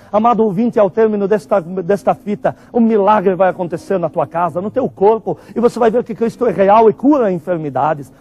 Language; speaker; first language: Portuguese; non-native, fluent; Arabic